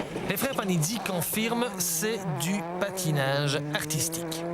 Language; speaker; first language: French; native; French